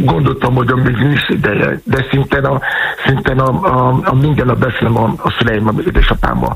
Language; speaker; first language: Hungarian; non-native, learner; Yoruba